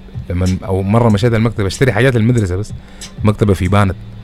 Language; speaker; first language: Arabic; native; Arabic